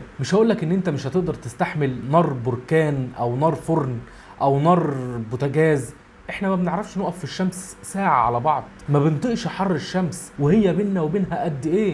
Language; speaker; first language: Arabic; native; Arabic